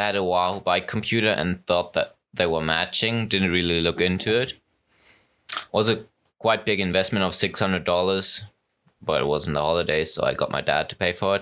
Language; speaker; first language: English; non-native, fluent; German